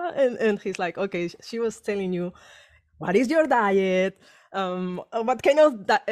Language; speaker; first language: English; non-native, fluent; Spanish